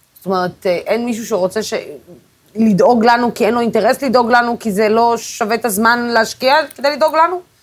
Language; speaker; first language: Hebrew; non-native, local second language; Arabic